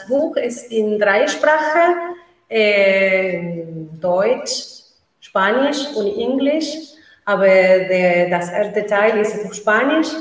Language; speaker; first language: German; non-native, learner; Spanish